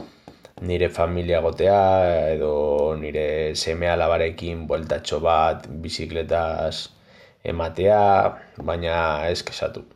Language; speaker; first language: Basque; non-native, learner; Spanish